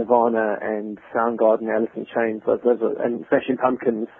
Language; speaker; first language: English; native; English